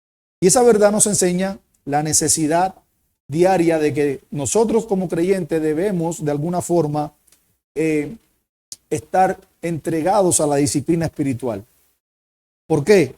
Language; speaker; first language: Spanish; native; Spanish